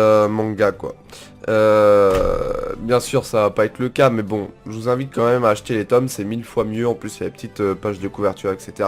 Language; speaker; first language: French; native; French